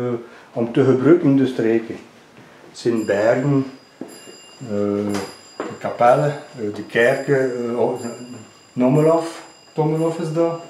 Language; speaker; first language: Dutch; non-native, local second language; French